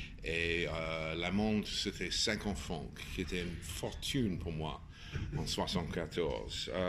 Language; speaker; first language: French; non-native, fluent; English